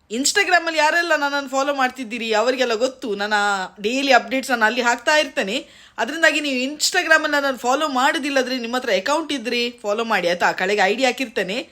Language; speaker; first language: Kannada; native; Kannada